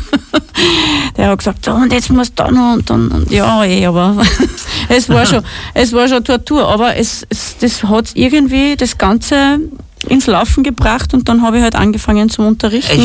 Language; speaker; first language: German; native; German